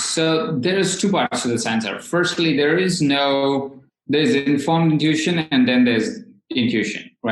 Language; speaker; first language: English; non-native, local second language; Hindi